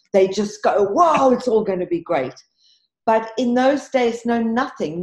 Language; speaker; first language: English; native; English